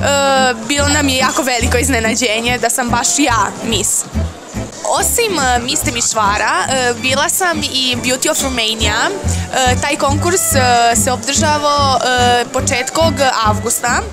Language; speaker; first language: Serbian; early bilingual, heritage; Serbian